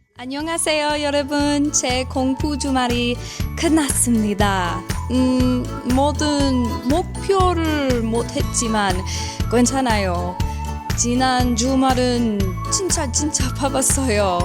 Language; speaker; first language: Korean; non-native, learner; English